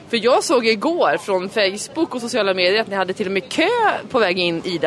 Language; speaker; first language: Swedish; native; Swedish